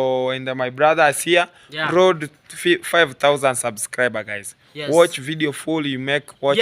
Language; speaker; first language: English; non-native, learner; Swahili